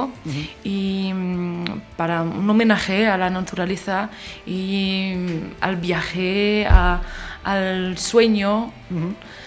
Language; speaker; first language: Spanish; non-native, fluent; French